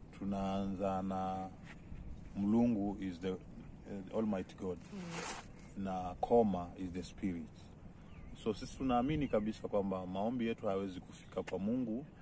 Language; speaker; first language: Swahili; non-native, local second language; Giryama